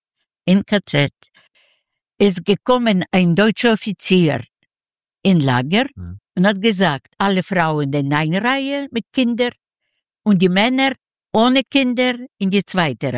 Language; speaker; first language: German; non-native, learner; Yiddish